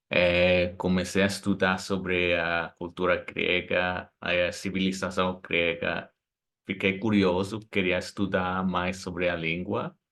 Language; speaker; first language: Portuguese; non-native, fluent; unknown